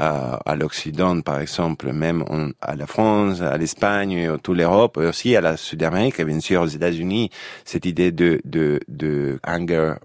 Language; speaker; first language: French; non-native, fluent; Spanish